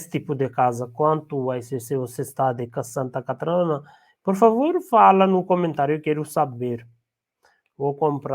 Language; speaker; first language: Portuguese; non-native, learner; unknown